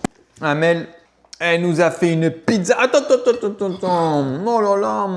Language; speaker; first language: French; native; French